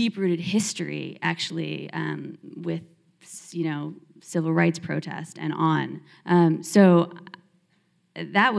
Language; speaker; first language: English; native; English